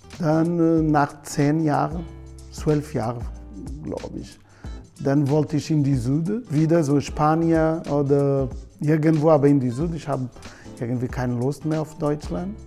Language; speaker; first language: German; non-native, learner; Portuguese